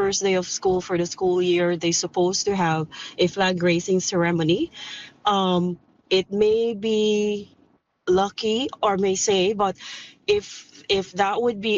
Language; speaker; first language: English; non-native, local second language; Cebuano